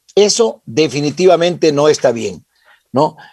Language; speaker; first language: Spanish; native; Spanish